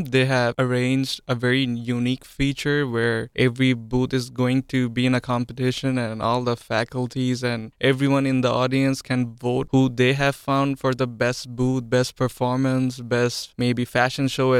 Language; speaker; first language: English; non-native, local second language; Bangla